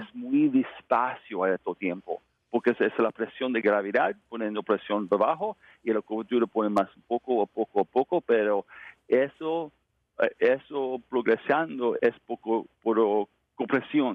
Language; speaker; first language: Spanish; non-native, learner; English